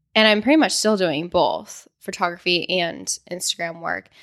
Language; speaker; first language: English; native; English